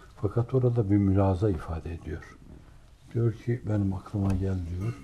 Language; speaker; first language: Turkish; native; Turkish